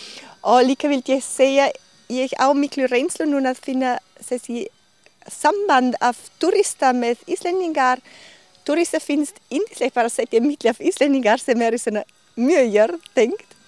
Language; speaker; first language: Icelandic; non-native, learner; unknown